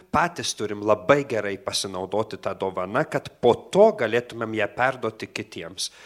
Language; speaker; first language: Lithuanian; native; Lithuanian